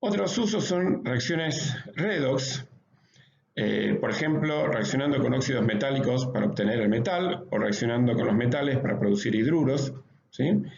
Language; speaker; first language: Spanish; native; Spanish